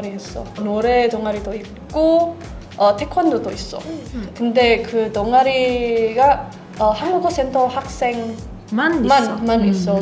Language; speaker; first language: Korean; non-native, learner; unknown